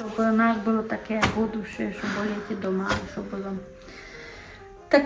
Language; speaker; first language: Ukrainian; non-native, local second language; Romanian